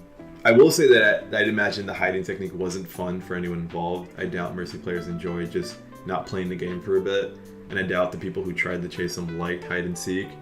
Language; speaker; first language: English; native; English